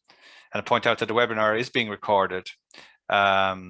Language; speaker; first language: English; native; English